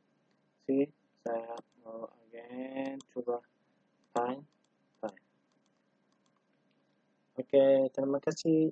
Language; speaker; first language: Indonesian; non-native, learner; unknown